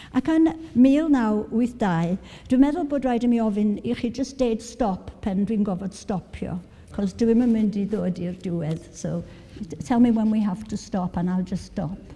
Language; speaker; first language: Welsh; native; Welsh